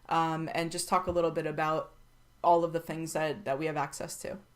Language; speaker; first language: English; native; English